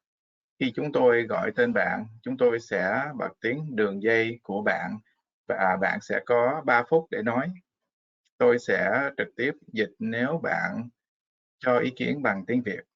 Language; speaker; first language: Vietnamese; non-native, fluent; English